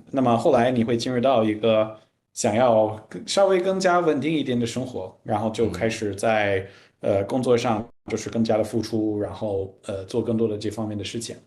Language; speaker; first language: Chinese; non-native, fluent; English